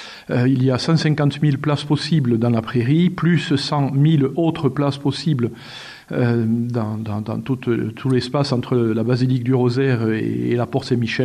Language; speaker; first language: French; native; French